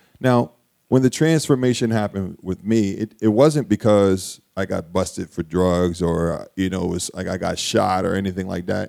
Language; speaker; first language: English; native; English